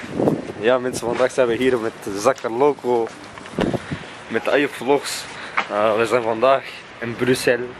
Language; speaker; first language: Dutch; non-native, local second language; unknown